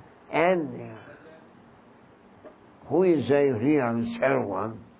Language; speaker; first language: English; non-native, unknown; Turkish